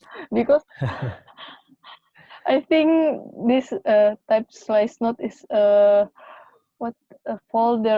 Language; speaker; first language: English; non-native, learner; Indonesian